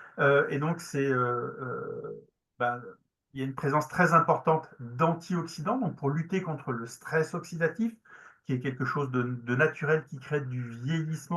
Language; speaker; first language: French; native; French